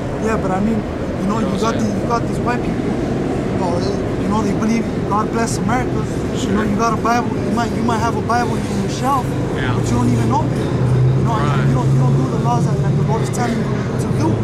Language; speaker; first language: English; native; English